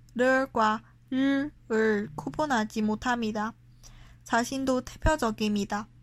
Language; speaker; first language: Korean; non-native, fluent; Chinese